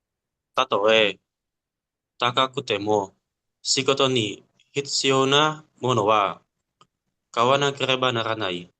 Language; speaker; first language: Japanese; non-native, learner; Indonesian